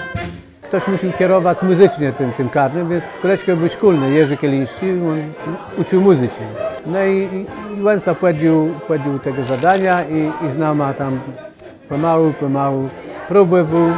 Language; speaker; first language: Polish; non-native, local second language; Kashubian